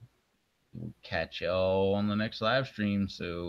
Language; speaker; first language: English; native; English